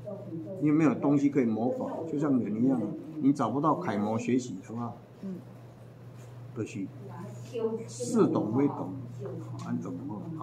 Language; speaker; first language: Chinese; native; Chinese